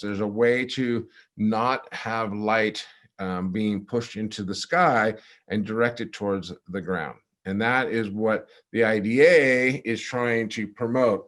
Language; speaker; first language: English; native; English